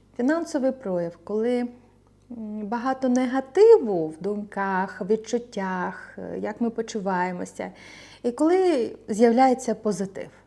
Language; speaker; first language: Ukrainian; non-native, local second language; Russian